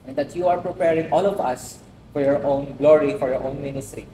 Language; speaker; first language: English; non-native, local second language; Filipino